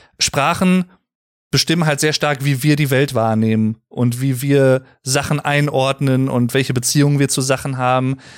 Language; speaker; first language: German; native; German